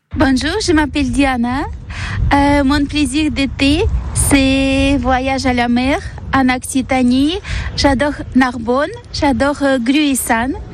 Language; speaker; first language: French; non-native, learner; Ukrainian